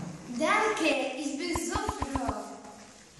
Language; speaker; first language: German; non-native, learner; Polish